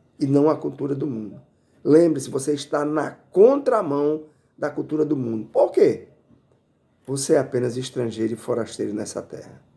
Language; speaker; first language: Portuguese; native; Portuguese